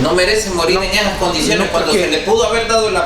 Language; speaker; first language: Spanish; native; Spanish